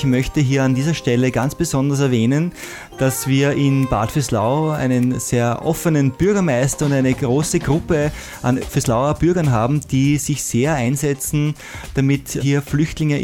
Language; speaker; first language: German; native; German